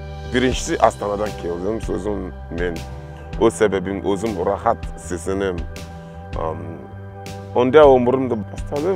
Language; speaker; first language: Kazakh; non-native, learner; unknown